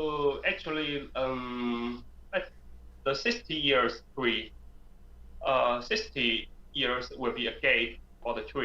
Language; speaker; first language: English; non-native, learner; Chinese